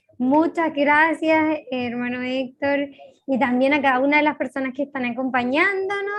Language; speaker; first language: Spanish; native; Spanish